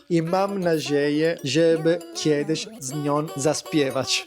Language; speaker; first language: Polish; non-native, learner; Italian